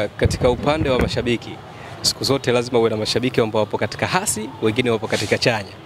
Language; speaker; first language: Swahili; native; Swahili